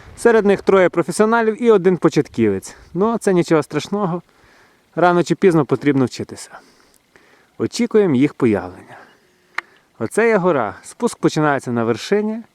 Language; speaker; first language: Ukrainian; native; Ukrainian